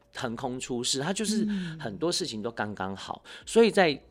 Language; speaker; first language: Chinese; non-native, local second language; Hakka Chinese